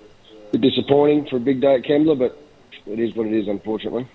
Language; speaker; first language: English; native; English